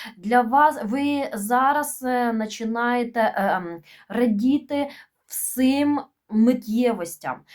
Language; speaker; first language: Ukrainian; non-native, local second language; Russian